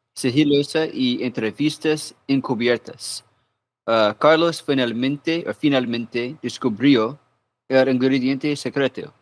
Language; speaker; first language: Spanish; non-native, learner; English